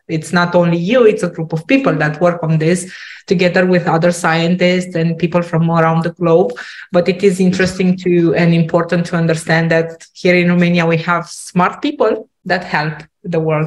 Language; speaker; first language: English; non-native, fluent; Romanian